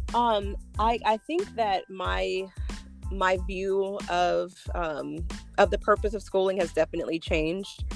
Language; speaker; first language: English; native; English